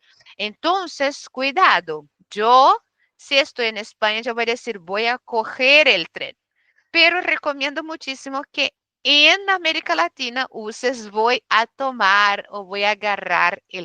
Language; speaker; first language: Spanish; non-native, fluent; Portuguese